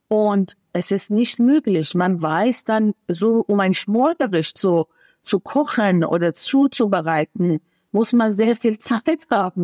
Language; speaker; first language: German; non-native, fluent; Persian